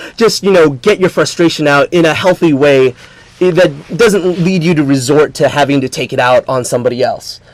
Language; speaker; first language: English; native; English